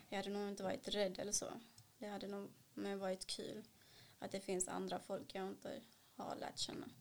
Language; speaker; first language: Swedish; early bilingual, other home language; Kannada